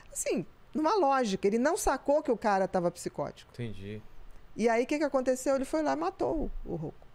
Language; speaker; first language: Portuguese; native; Portuguese